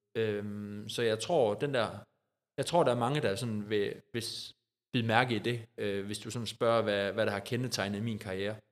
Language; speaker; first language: Danish; native; Danish